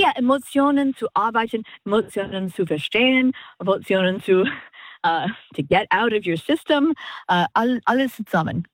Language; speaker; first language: German; non-native, learner; English